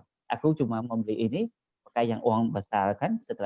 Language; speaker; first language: Indonesian; non-native, learner; Khmer